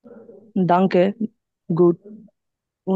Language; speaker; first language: German; non-native, learner; Bangla